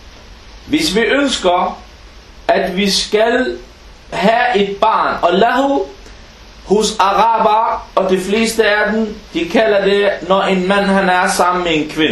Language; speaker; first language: Danish; non-native, fluent; Arabic